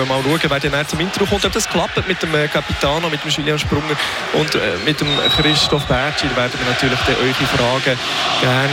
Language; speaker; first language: German; native; German